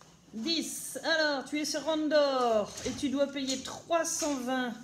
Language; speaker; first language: French; native; French